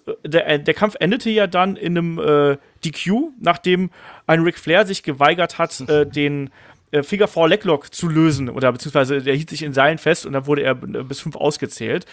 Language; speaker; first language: German; native; German